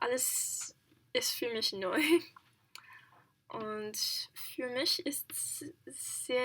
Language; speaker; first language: German; non-native, learner; English